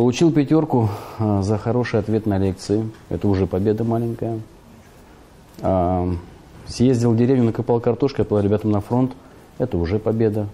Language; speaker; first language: Russian; native; Russian